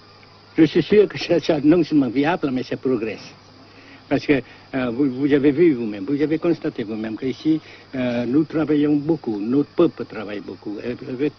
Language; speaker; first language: French; non-native, local second language; Vietnamese